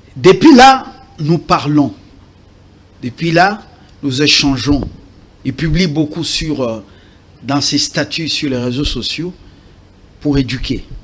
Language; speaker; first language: French; non-native, local second language; Lingala